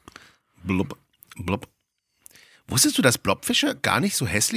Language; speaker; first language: German; native; German